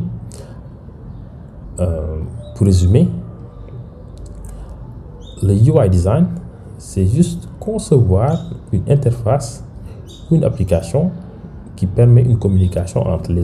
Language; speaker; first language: French; non-native, local second language; Wolof